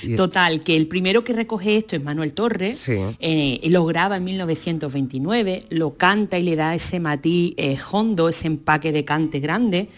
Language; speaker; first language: Spanish; native; Spanish